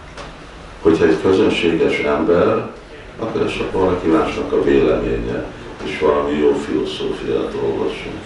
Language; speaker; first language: Hungarian; early bilingual, heritage; Hungarian